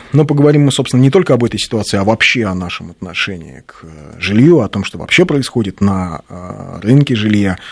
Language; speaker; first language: Russian; native; Russian